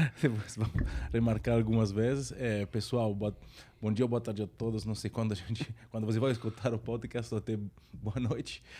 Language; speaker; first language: Portuguese; non-native, fluent; Italian